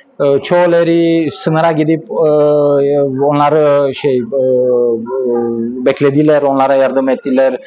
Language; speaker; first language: Turkish; non-native, learner; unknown